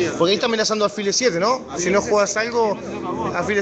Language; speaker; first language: Spanish; native; Spanish